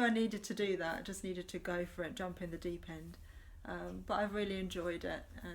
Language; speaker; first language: English; native; English